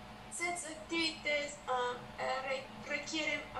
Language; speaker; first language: French; non-native, learner; Spanish